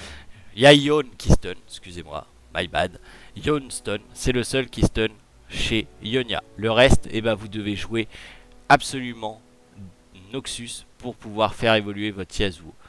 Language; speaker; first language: French; native; French